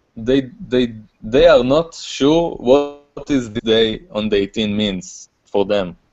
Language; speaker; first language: English; non-native, fluent; Hebrew